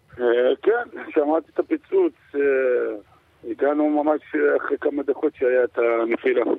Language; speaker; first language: Hebrew; non-native, local second language; Arabic